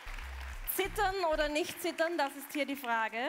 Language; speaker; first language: German; native; German